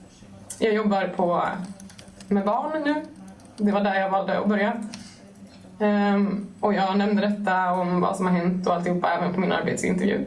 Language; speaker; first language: Swedish; native; Swedish